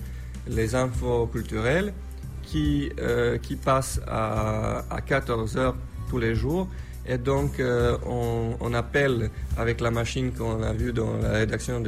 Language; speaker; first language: French; non-native, fluent; Slovenian